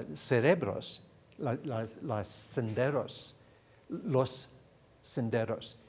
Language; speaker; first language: Spanish; non-native, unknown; English